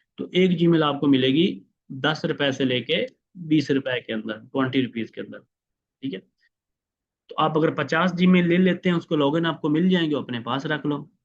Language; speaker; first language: Urdu; non-native, local second language; Punjabi